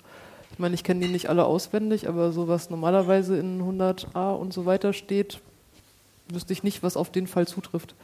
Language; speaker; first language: German; native; German